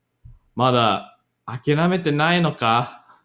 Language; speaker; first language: Japanese; non-native, learner; English